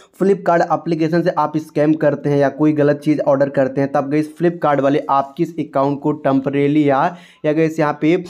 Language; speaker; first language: Hindi; native; Hindi